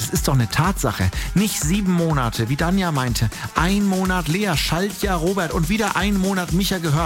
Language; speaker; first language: German; native; German